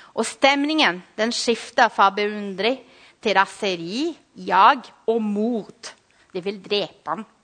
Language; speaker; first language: Norwegian; non-native, fluent; Portuguese